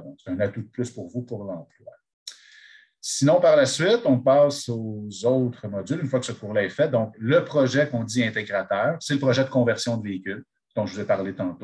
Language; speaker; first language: French; native; French